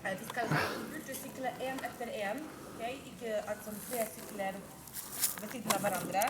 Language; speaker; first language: Norwegian; non-native, fluent; Polish